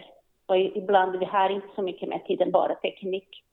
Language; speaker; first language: Swedish; non-native, learner; Portuguese